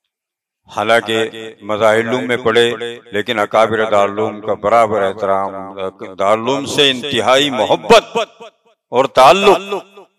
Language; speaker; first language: Urdu; native; Urdu